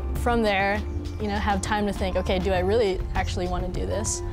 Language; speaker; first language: English; native; English